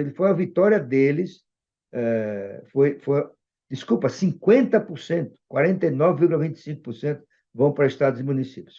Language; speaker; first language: Portuguese; native; Portuguese